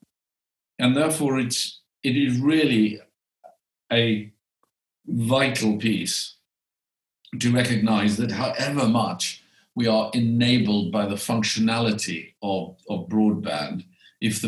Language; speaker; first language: English; native; English